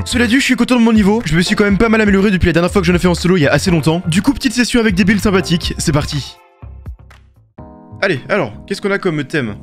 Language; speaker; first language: French; native; French